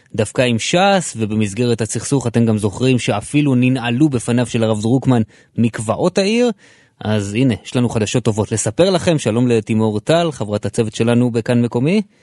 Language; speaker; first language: Hebrew; native; Hebrew